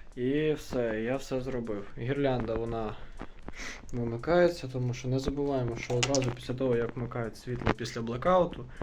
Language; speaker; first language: Ukrainian; non-native, local second language; Russian